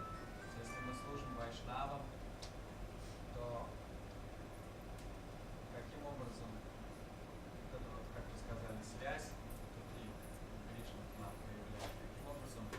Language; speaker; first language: Russian; native; Russian